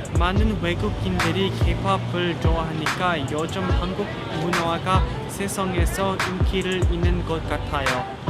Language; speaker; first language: Korean; early bilingual, heritage; English